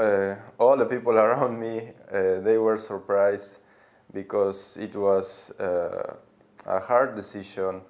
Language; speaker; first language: English; non-native, learner; Spanish